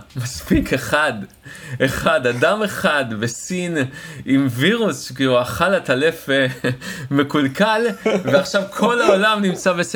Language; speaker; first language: Hebrew; native; Hebrew